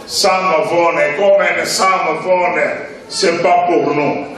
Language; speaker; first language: French; non-native, local second language; Lingala